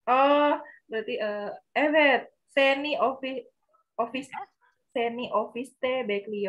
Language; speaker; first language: Turkish; non-native, learner; Indonesian